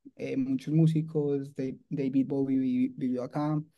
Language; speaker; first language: Spanish; native; Spanish